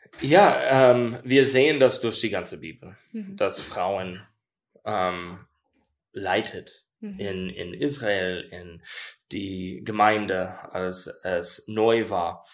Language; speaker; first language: German; non-native, learner; English